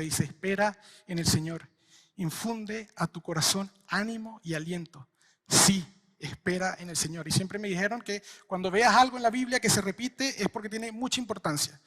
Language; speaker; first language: Spanish; native; Spanish